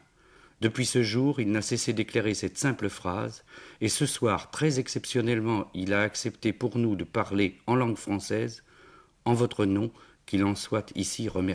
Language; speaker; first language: French; native; French